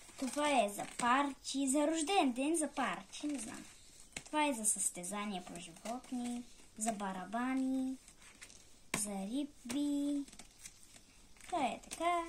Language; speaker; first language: Bulgarian; early bilingual, heritage; Bulgarian